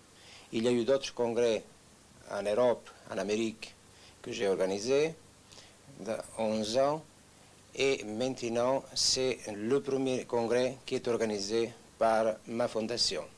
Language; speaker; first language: French; non-native, fluent; Italian